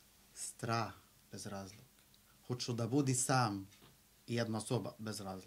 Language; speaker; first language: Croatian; non-native, learner; Arabic